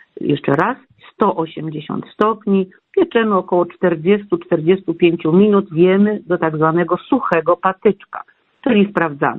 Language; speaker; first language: Polish; native; Polish